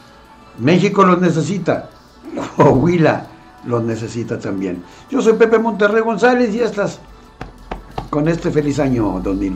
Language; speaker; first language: Spanish; native; Spanish